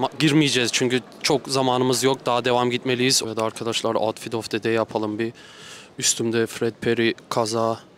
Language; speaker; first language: Turkish; early bilingual, heritage; Turkish